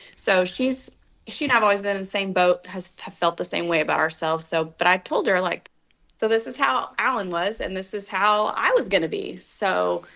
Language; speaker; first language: English; native; English